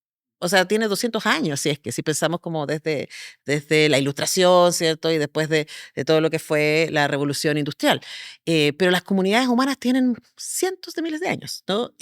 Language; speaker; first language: Spanish; native; Spanish